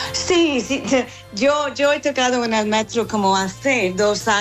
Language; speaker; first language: Spanish; non-native, learner; English